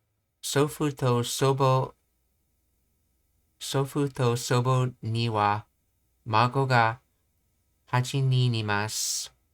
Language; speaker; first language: Japanese; non-native, learner; English